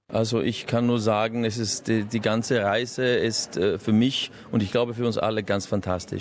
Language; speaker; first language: German; non-native, fluent; Icelandic